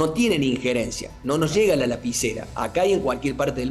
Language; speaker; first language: Spanish; native; Spanish